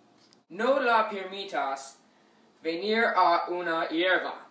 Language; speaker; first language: Spanish; non-native, learner; English